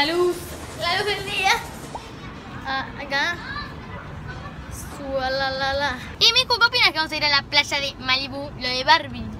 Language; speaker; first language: Spanish; native; Spanish